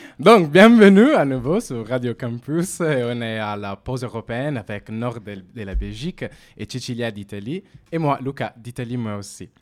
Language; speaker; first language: French; non-native, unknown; Italian